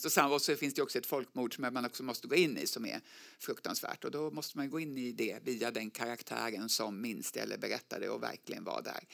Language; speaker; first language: Swedish; native; Swedish